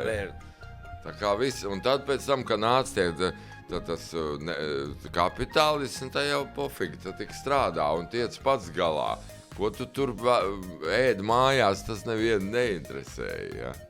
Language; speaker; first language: Latvian; native; Latvian